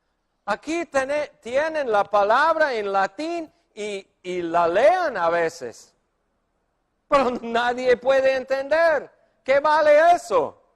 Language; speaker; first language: Spanish; non-native, fluent; English